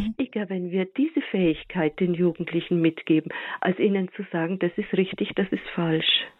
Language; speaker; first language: German; native; German